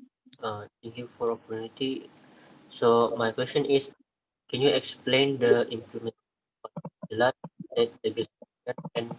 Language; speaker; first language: English; non-native, learner; Indonesian